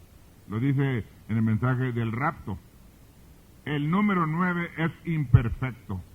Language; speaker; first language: Spanish; early bilingual, heritage; Spanish